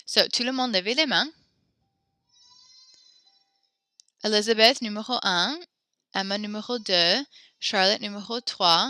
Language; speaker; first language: French; non-native, fluent; English